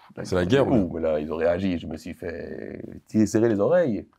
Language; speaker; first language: French; native; French